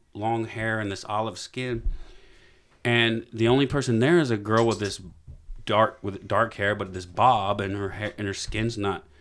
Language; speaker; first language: English; native; English